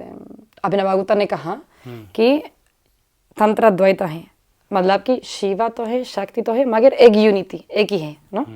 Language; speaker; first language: Hindi; non-native, learner; Spanish